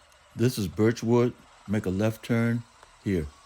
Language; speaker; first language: English; native; English